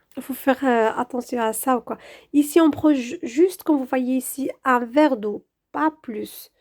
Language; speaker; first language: French; non-native, local second language; Arabic